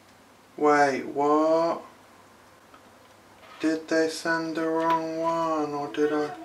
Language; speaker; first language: English; native; English